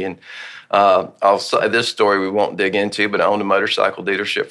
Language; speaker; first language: English; native; English